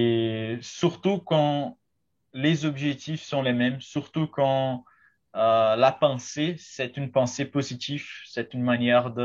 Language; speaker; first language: French; non-native, fluent; Portuguese